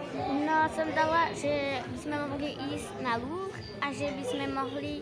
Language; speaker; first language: Slovak; early bilingual, heritage; Slovak